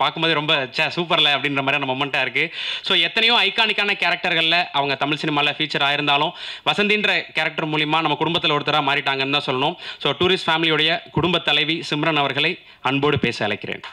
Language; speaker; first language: Tamil; native; Tamil